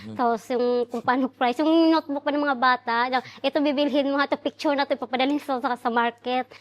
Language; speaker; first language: Filipino; native; Filipino